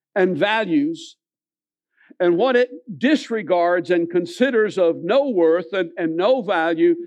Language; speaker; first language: English; native; English